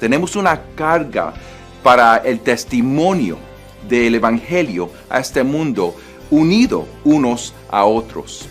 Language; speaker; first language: Spanish; non-native, fluent; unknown